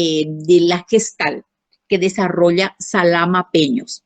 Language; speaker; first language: Spanish; native; Spanish